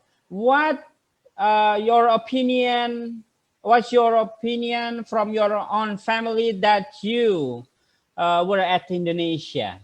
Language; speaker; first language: English; non-native, fluent; Indonesian